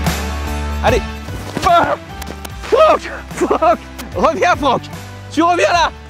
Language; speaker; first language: French; native; French